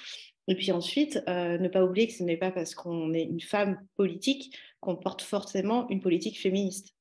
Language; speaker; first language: French; native; French